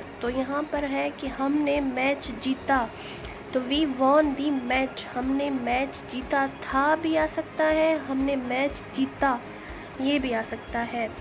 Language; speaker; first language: Urdu; non-native, local second language; Baluchi